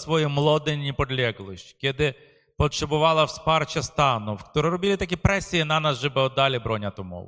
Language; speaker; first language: Polish; non-native, fluent; Ukrainian